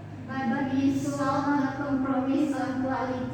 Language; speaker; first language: English; non-native, learner; Indonesian